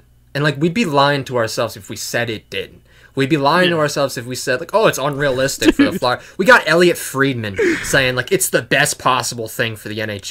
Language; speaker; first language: English; native; English